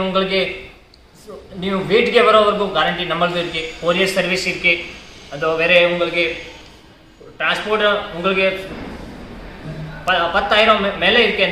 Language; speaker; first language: Tamil; non-native, learner; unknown